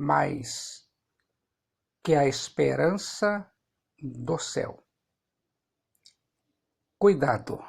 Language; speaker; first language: Portuguese; native; Portuguese